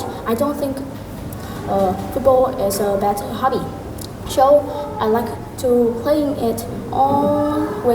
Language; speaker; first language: English; non-native, learner; Vietnamese